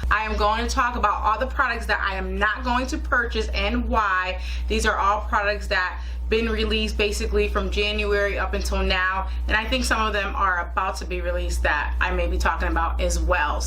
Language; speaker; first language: English; native; English